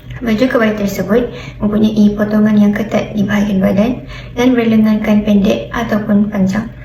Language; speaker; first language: Malay; native; Malay